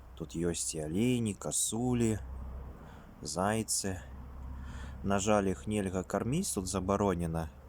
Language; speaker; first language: Belarusian; native; Belarusian